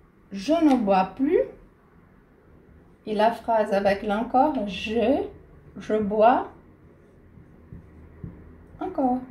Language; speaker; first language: French; non-native, fluent; Portuguese